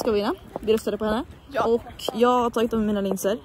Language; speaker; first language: Swedish; native; Swedish